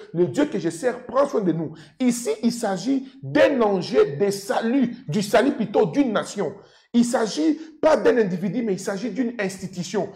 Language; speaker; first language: French; non-native, local second language; Lingala